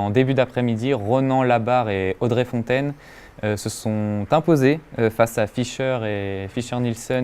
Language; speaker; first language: French; native; French